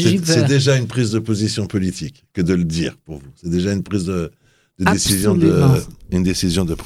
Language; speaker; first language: French; native; French